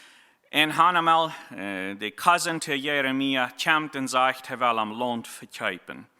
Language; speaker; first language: German; non-native, learner; Plautdietsch